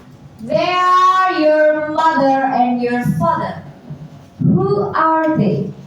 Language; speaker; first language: English; non-native, learner; Indonesian